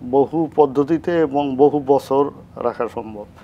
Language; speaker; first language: Bangla; native; Bangla